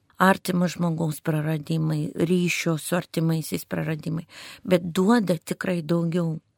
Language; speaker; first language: Lithuanian; non-native, fluent; Russian